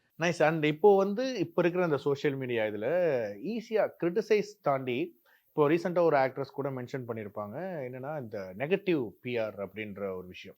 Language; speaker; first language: Tamil; native; Tamil